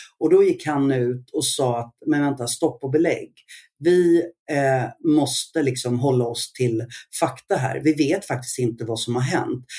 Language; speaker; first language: Swedish; early bilingual, other home language; Arabic